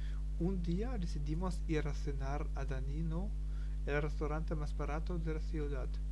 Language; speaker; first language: Spanish; non-native, learner; German